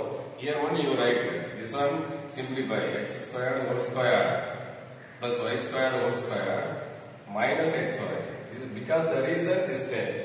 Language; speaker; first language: English; non-native, local second language; Tamil